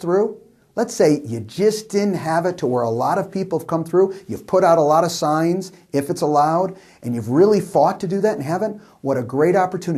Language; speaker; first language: English; native; English